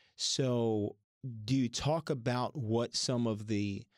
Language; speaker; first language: English; native; English